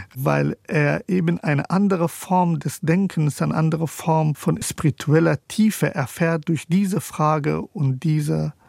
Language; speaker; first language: German; early bilingual, other home language; Persian